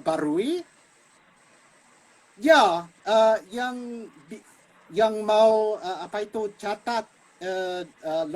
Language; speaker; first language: Indonesian; non-native, fluent; English